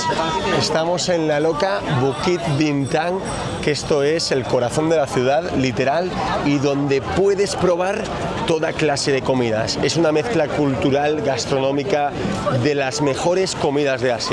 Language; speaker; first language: Spanish; native; Spanish